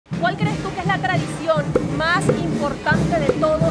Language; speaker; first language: Spanish; native; Spanish